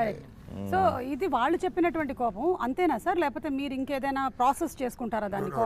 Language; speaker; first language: Telugu; native; Telugu